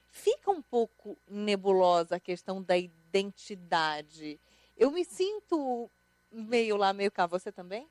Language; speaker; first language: Portuguese; native; Portuguese